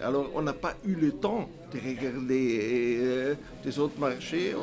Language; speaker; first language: French; non-native, fluent; German